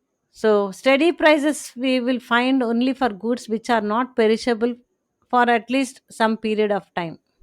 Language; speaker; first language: English; non-native, local second language; Telugu